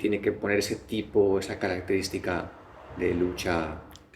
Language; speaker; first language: Spanish; native; Spanish